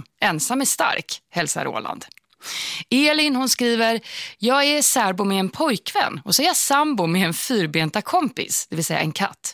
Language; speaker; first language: Swedish; native; Swedish